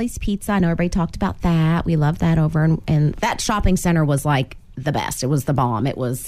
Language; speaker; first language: English; native; English